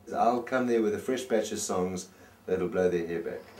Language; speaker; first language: English; native; English